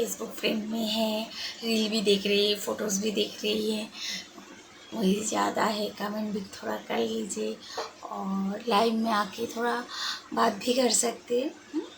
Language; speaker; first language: Hindi; non-native, local second language; Bangla